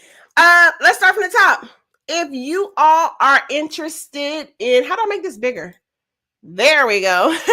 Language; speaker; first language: English; native; English